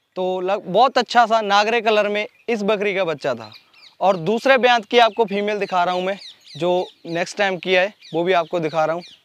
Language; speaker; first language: Hindi; non-native, local second language; Punjabi